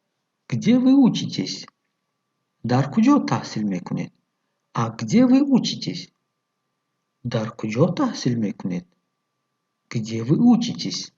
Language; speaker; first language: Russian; non-native, fluent; Tajik